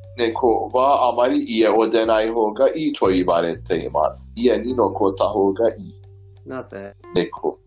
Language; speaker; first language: Japanese; non-native, learner; Persian